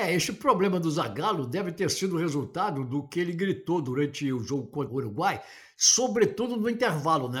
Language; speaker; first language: Portuguese; native; Portuguese